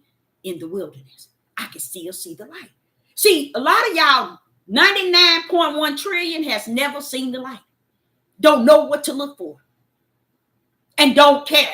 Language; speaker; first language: English; native; English